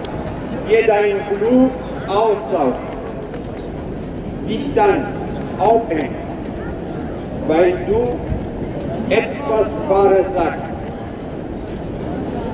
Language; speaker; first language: German; non-native, fluent; Persian